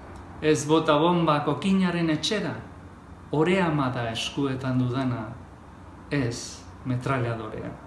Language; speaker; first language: Basque; native; Basque